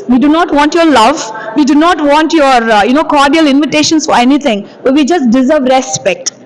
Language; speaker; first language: English; non-native, local second language; Tamil